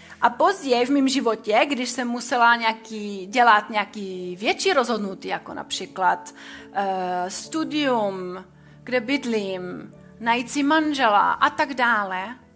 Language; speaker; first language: Czech; non-native, fluent; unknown